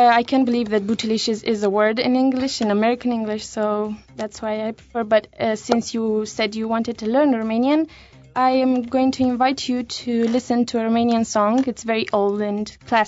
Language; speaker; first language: English; non-native, fluent; Romanian